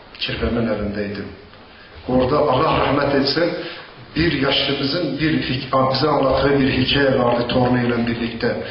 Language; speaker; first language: Turkish; non-native, local second language; Zaza